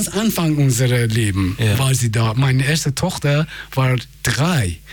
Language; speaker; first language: German; non-native, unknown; Persian